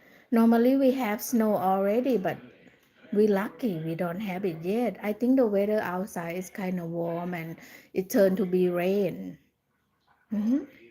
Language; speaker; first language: English; non-native, learner; Thai